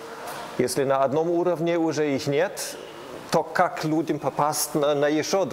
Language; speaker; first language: Russian; non-native, learner; German